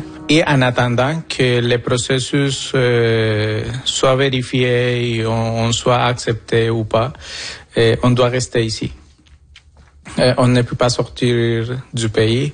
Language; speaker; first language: French; non-native, fluent; Spanish